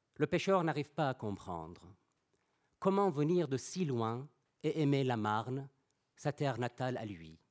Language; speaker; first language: French; non-native, fluent; Persian